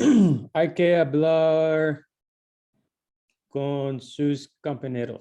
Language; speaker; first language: Spanish; non-native, learner; English